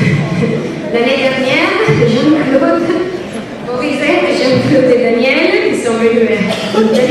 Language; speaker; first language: French; non-native, learner; Italian